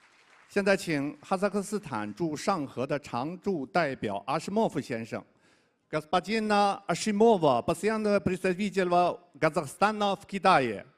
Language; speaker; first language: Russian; non-native, fluent; Chinese